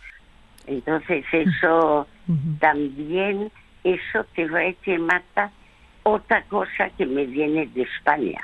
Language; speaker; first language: Spanish; early bilingual, other home language; French